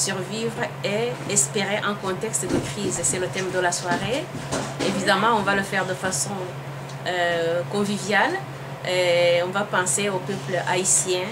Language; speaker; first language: French; non-native, local second language; Kinyarwanda